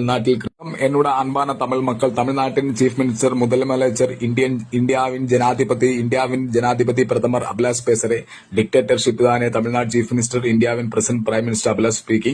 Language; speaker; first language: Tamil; non-native, learner; Malayalam